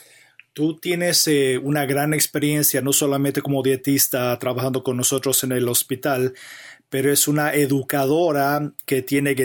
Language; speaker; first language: Spanish; native; Spanish